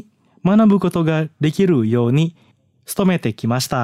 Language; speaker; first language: Japanese; non-native, fluent; Indonesian